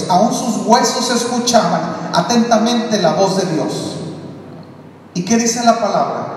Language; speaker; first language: Spanish; native; Spanish